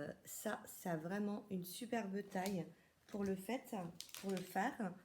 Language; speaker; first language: French; native; French